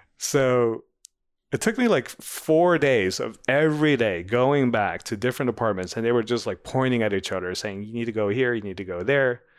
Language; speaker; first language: English; non-native, fluent; Vietnamese